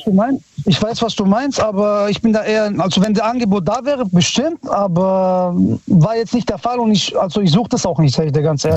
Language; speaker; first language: German; early bilingual, other home language; Italian